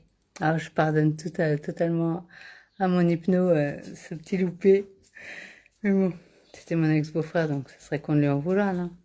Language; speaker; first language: French; native; French